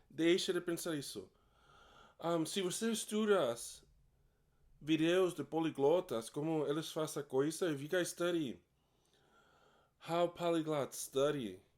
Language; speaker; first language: Portuguese; non-native, learner; English